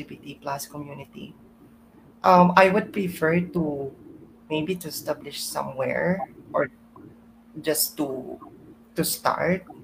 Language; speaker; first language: English; non-native, local second language; Iloko